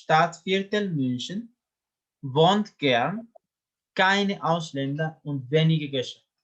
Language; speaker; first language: German; non-native, fluent; Spanish